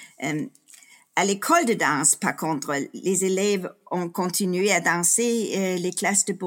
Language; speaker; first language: French; non-native, fluent; Danish